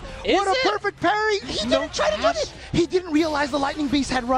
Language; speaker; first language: English; native; English